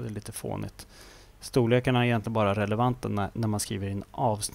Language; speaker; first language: Swedish; native; Swedish